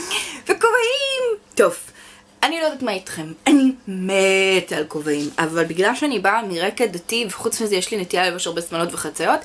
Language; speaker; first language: Hebrew; native; Hebrew